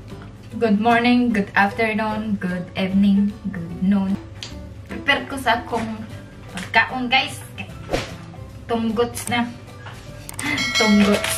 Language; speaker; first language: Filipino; non-native, local second language; Cebuano